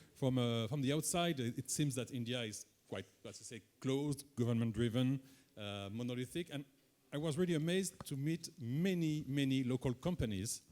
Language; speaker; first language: English; non-native, fluent; French